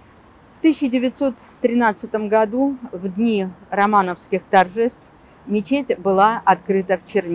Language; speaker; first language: Russian; native; Russian